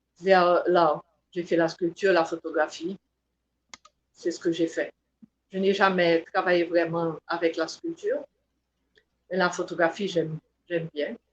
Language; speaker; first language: French; non-native, local second language; Haitian Creole